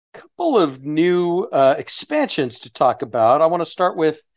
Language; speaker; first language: English; native; English